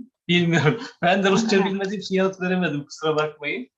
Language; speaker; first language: Turkish; native; Turkish